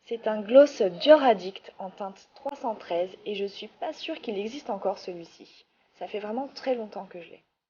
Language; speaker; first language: French; native; French